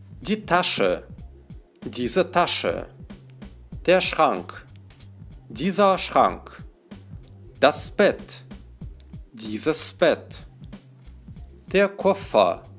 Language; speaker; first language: German; non-native, fluent; Russian